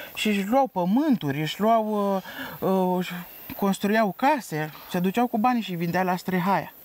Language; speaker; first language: Romanian; native; Romanian